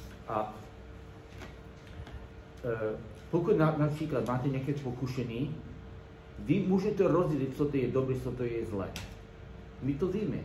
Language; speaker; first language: Czech; non-native, learner; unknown